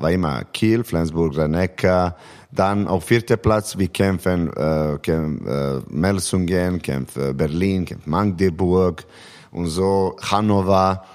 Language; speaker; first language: German; non-native, learner; Serbian